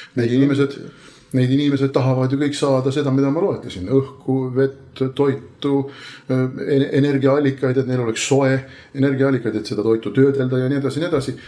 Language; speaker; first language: Estonian; native; Estonian